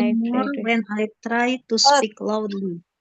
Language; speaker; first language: English; non-native, learner; Indonesian